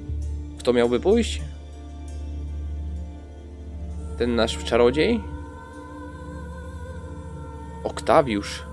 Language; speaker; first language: Polish; native; Polish